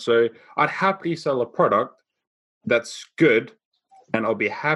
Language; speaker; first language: English; non-native, local second language; Afrikaans